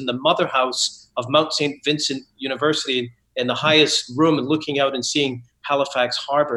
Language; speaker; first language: English; native; English